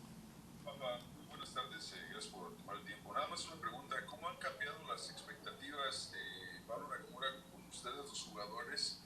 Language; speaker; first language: Spanish; native; Spanish